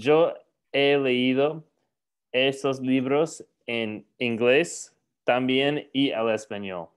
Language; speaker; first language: Spanish; non-native, learner; English